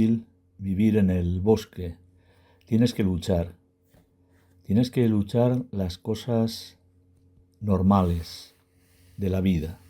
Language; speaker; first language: Spanish; non-native, learner; Berber languages